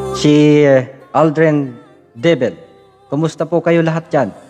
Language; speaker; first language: Filipino; non-native, local second language; Bikol